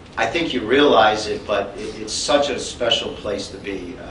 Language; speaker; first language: English; native; English